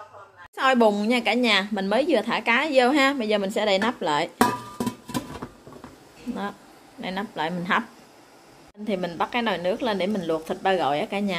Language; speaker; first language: Vietnamese; native; Vietnamese